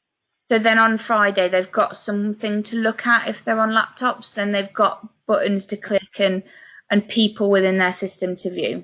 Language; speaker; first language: English; native; English